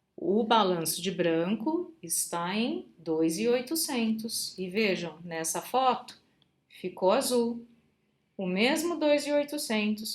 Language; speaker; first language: Portuguese; native; Portuguese